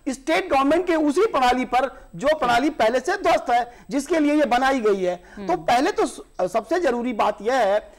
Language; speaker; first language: Hindi; native; Hindi